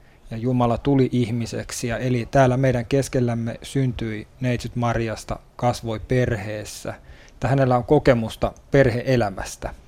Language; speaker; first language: Finnish; native; Finnish